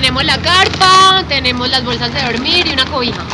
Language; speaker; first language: Spanish; native; Spanish